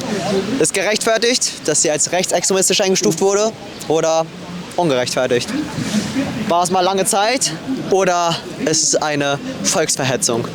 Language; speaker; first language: German; native; German